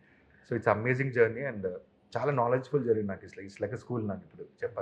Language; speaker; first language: Telugu; native; Telugu